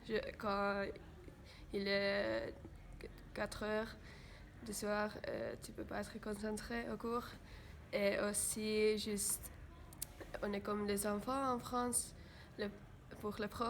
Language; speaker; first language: French; non-native, fluent; Finnish